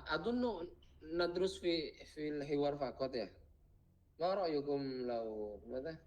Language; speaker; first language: Arabic; non-native, fluent; Indonesian